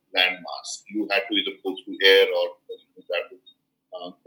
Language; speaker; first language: English; non-native, local second language; Kashmiri